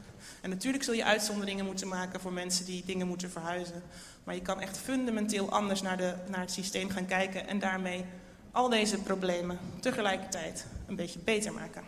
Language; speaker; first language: Dutch; native; Dutch